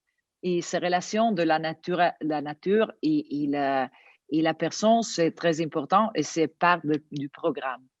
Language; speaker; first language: French; non-native, learner; Italian